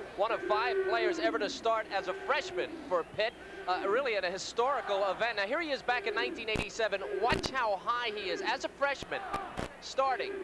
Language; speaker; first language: English; native; English